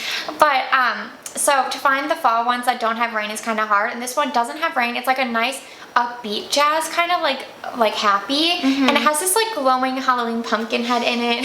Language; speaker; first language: English; native; English